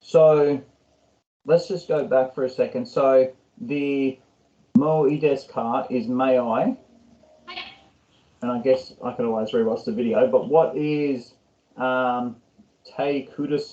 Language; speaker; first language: English; non-native, learner; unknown